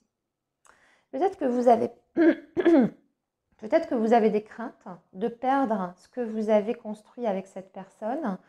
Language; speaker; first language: French; native; French